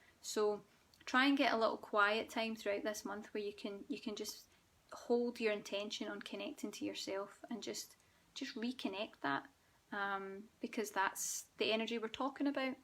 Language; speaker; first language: English; native; English